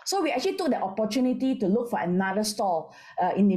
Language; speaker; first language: English; non-native, local second language; Min Nan Chinese